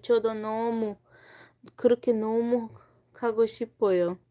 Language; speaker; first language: Korean; non-native, fluent; Tajik